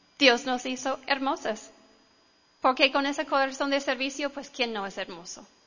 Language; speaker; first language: Spanish; non-native, fluent; English